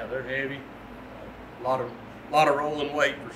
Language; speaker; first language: English; native; English